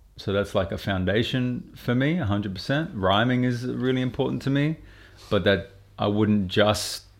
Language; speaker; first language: English; native; English